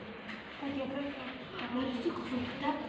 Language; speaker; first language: Russian; non-native, local second language; Kazakh